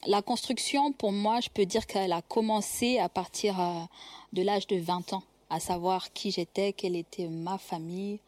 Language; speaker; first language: French; non-native, local second language; Kinyarwanda